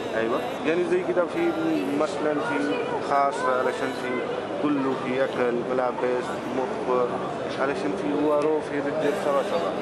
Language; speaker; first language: Arabic; non-native, learner; Urdu